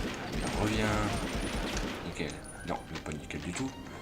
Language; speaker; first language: French; native; French